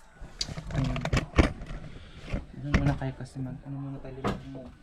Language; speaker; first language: Filipino; native; Filipino